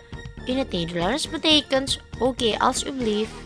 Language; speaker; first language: Dutch; non-native, fluent; Indonesian